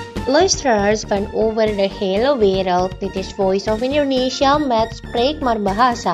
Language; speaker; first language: Dutch; non-native, fluent; Indonesian